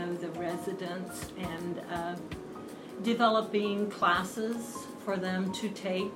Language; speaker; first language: English; native; English